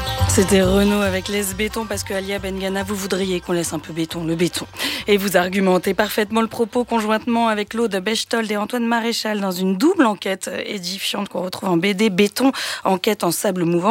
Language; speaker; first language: French; native; French